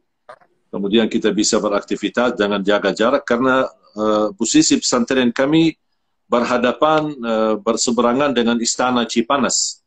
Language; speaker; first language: Indonesian; non-native, fluent; Arabic